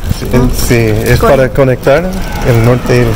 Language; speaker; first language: Spanish; non-native, learner; English